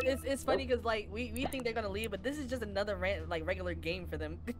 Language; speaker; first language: English; native; English